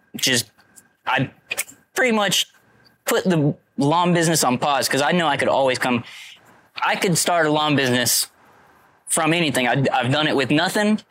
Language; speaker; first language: English; native; English